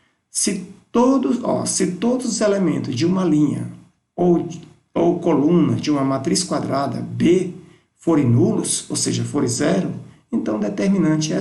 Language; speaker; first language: Portuguese; native; Portuguese